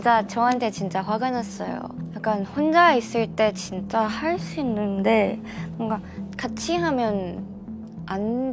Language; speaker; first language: Korean; non-native, learner; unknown